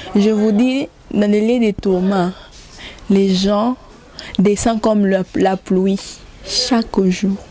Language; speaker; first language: French; non-native, local second language; Lingala